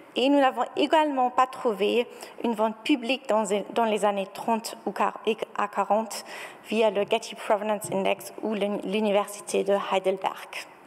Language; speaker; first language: French; non-native, fluent; German